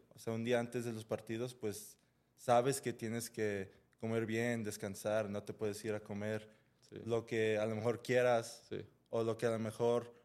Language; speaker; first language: Spanish; early bilingual, heritage; Spanish